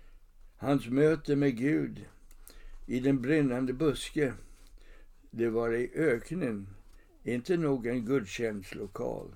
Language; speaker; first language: Swedish; non-native, fluent; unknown